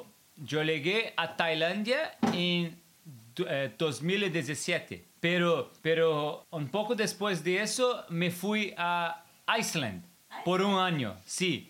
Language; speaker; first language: Spanish; non-native, learner; English